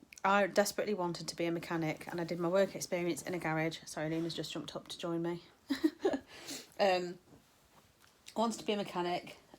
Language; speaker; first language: English; native; English